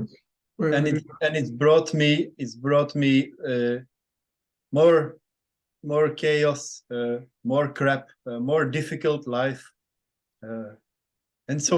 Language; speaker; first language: English; non-native, fluent; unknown